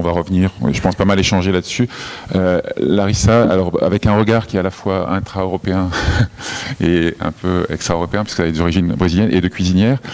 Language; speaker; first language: French; native; French